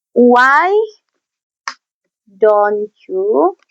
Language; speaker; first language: English; non-native, learner; Indonesian